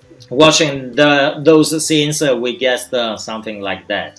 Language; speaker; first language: English; non-native, fluent; Italian